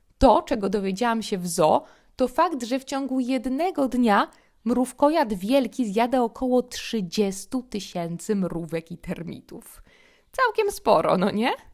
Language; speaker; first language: Polish; native; Polish